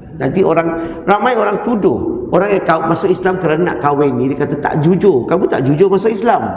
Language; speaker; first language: Malay; non-native, local second language; Chinese